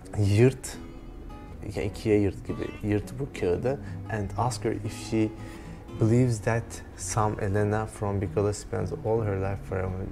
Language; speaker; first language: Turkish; native; Turkish